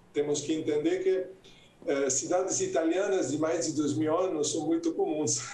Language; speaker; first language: Portuguese; non-native, fluent; Italian